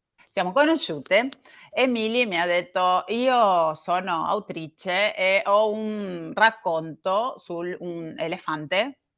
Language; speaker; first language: Italian; non-native, learner; Spanish